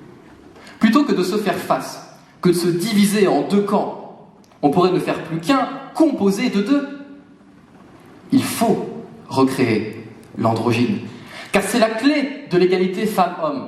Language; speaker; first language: French; native; French